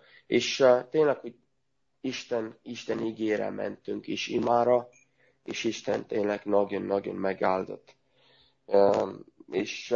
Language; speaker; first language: Hungarian; non-native, learner; Romanian